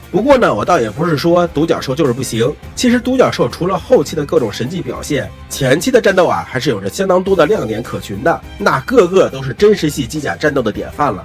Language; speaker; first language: Chinese; native; Chinese